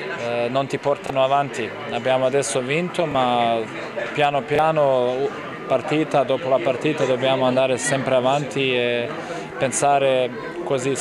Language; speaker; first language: Italian; non-native, learner; Bosnian